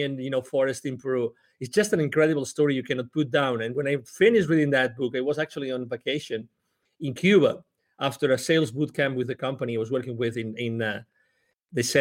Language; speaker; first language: English; non-native, fluent; Spanish